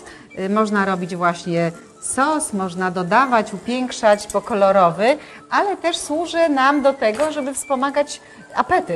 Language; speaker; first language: Polish; native; Polish